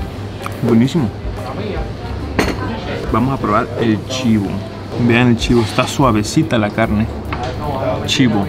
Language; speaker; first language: Spanish; native; Spanish